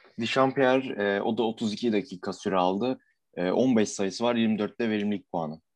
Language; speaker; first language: Turkish; native; Turkish